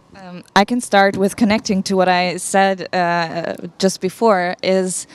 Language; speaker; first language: English; non-native, fluent; German